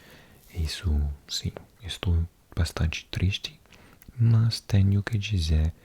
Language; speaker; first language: Portuguese; non-native, learner; English